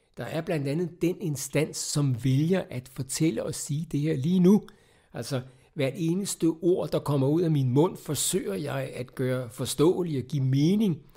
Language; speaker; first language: Danish; native; Danish